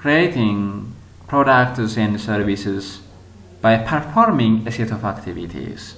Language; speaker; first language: English; non-native, local second language; Amharic